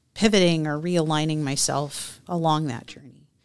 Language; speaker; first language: English; native; English